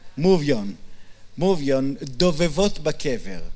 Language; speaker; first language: Polish; non-native, learner; Hebrew